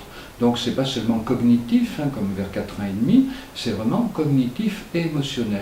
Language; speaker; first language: French; native; French